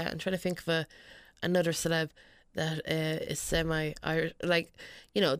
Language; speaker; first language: English; native; English